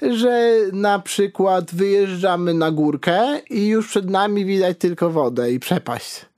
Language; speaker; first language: Polish; native; Polish